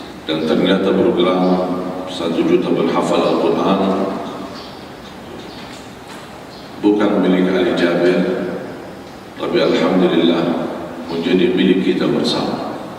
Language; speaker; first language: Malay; non-native, fluent; Arabic